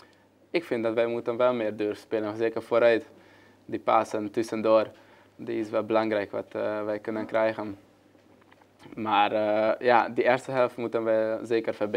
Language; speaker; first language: Dutch; non-native, learner; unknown